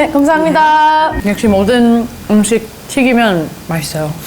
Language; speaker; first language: Korean; non-native, fluent; English